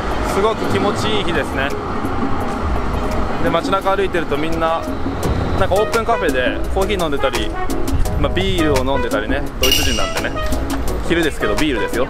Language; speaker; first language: Japanese; native; Japanese